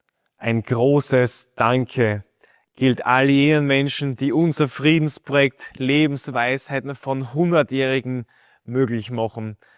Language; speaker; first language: German; native; German